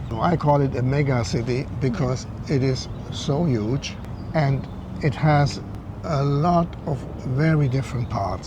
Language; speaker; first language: English; non-native, fluent; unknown